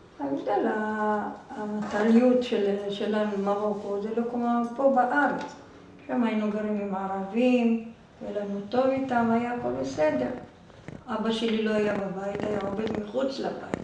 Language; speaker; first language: Hebrew; non-native, fluent; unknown